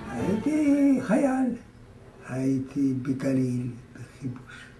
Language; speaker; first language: Hebrew; non-native, fluent; German